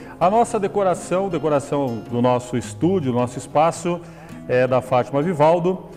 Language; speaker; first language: Portuguese; native; Portuguese